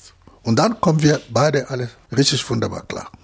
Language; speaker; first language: German; non-native, fluent; Lingala